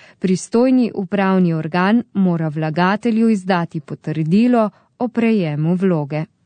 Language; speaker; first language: Slovenian; native; Slovenian